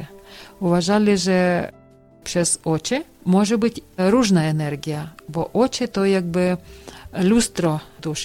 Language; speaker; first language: Polish; non-native, learner; Ukrainian